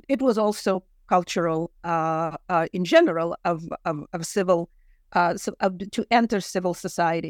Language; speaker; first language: English; non-native, fluent; Russian